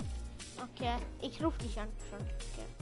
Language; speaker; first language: German; early bilingual, other home language; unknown